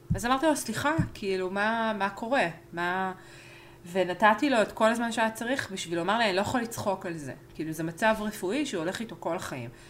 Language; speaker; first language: Hebrew; early bilingual, other home language; Spanish